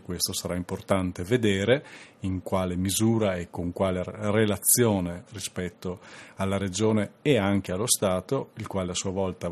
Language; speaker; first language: Italian; native; Italian